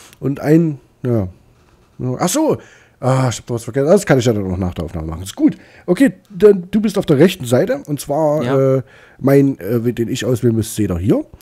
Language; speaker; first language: German; native; German